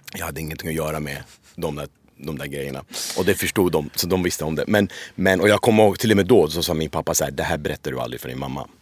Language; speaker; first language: Swedish; early bilingual, other home language; Persian